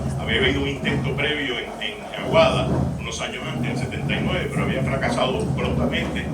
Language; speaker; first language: Spanish; native; Spanish